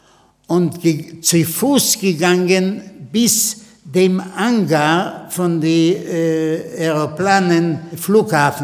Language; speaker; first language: German; non-native, fluent; Yiddish